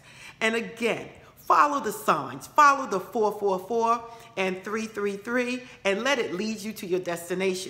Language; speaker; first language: English; native; English